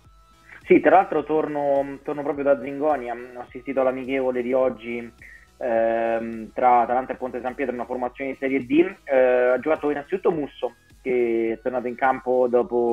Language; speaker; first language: Italian; native; Italian